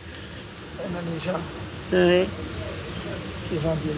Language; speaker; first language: French; non-native, learner; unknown